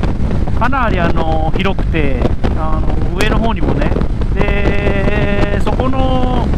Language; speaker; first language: Japanese; native; Japanese